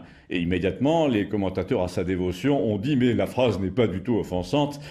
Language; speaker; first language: French; native; French